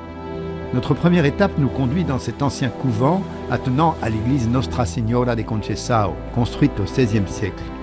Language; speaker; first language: French; native; French